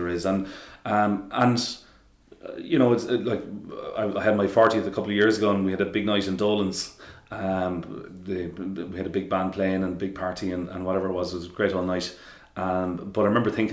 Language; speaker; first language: English; native; English